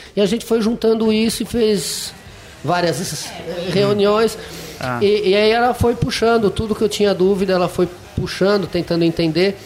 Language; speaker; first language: Portuguese; non-native, fluent; French